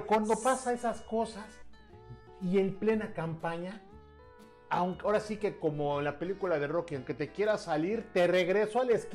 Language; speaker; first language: Spanish; native; Spanish